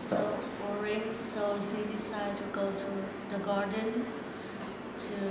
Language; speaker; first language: English; non-native, learner; Vietnamese